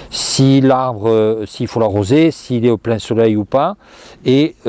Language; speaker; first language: French; native; French